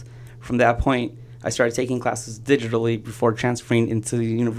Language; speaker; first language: English; native; English